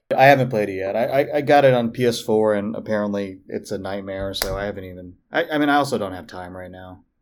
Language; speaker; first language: English; early bilingual, other home language; Filipino